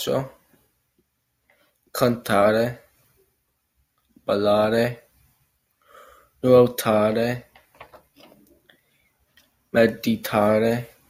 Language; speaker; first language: Italian; non-native, learner; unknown